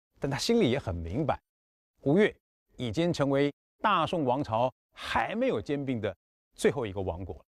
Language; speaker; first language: Chinese; native; Chinese